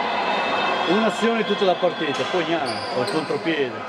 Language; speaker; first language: Italian; native; Italian